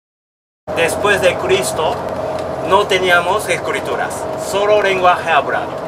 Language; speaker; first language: Spanish; non-native, learner; Japanese